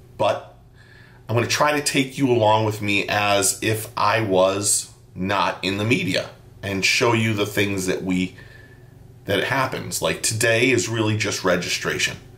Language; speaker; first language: English; native; English